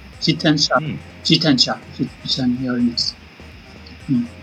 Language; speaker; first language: Japanese; non-native, learner; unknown